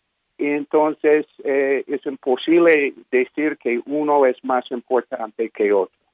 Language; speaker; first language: Spanish; non-native, fluent; English